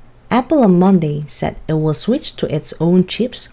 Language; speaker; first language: English; non-native, fluent; Korean